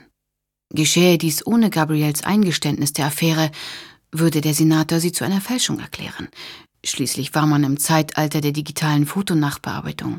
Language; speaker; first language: German; native; German